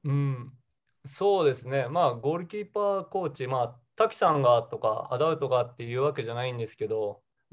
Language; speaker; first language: Japanese; native; Japanese